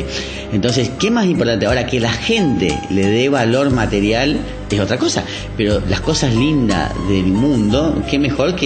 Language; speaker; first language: Spanish; native; Spanish